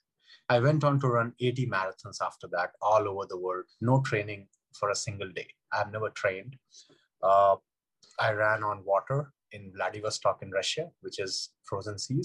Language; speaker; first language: English; non-native, local second language; Hindi